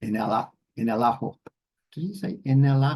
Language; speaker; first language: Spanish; non-native, learner; English